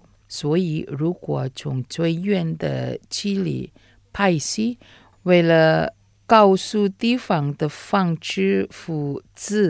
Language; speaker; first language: Chinese; non-native, fluent; Indonesian